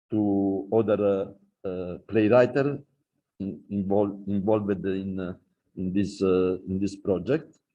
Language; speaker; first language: English; non-native, learner; Italian